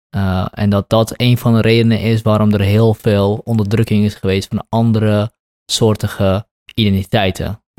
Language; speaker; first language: Dutch; early bilingual, other home language; Kurdish